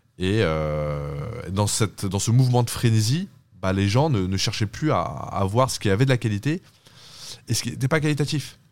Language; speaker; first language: French; early bilingual, other home language; Turkish